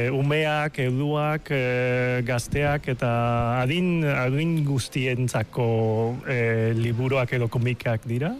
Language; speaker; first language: Basque; non-native, local second language; Spanish